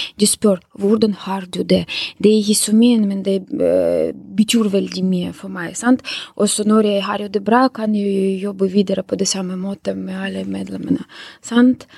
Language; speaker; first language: Norwegian; non-native, fluent; Russian